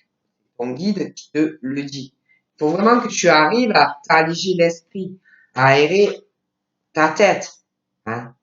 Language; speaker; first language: French; native; French